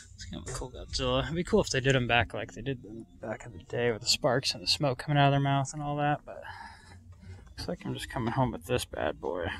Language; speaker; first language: English; native; English